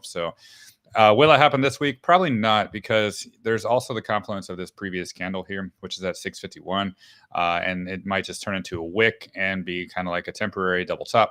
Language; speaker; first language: English; native; English